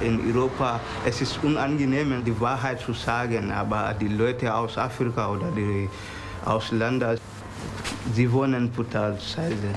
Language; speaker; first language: German; non-native, learner; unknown